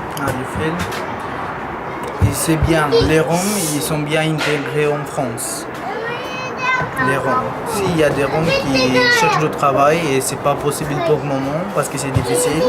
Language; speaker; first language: French; non-native, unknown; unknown